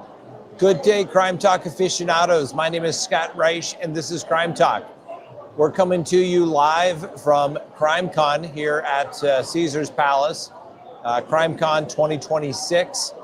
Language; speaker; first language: English; native; English